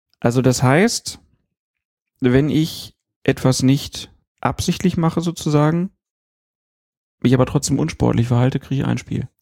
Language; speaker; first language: German; native; German